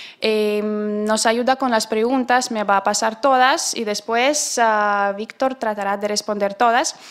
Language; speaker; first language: Spanish; non-native, fluent; Russian